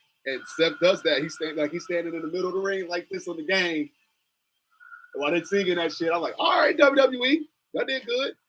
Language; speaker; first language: English; native; English